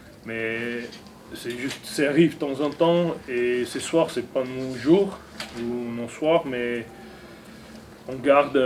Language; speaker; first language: French; non-native, learner; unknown